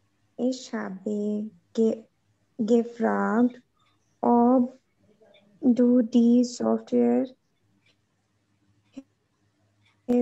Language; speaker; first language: German; non-native, learner; Urdu